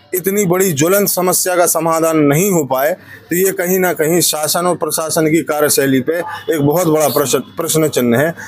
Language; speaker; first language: Hindi; native; Hindi